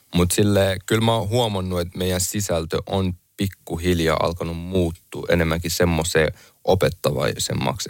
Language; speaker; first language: Finnish; early bilingual, other home language; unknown